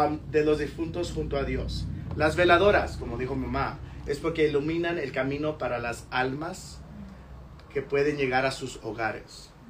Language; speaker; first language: Spanish; early bilingual, heritage; Spanish